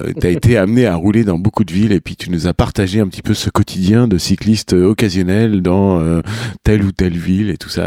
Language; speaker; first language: French; native; French